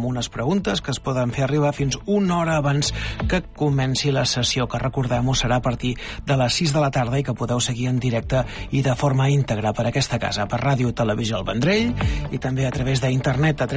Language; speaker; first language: Catalan; native; Catalan